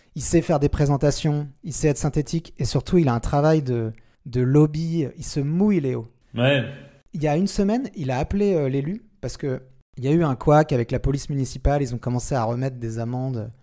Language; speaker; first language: French; native; French